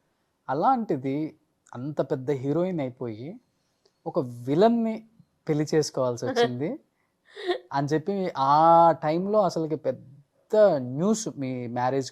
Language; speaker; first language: Telugu; native; Telugu